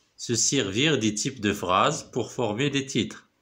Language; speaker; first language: French; non-native, local second language; Arabic